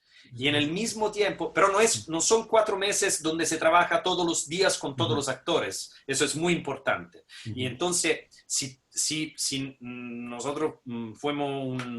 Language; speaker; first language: Spanish; non-native, fluent; Italian